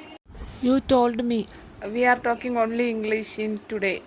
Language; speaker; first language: English; non-native, learner; Malayalam